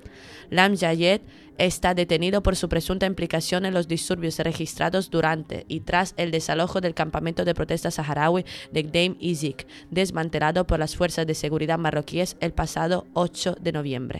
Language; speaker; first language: Spanish; native; Spanish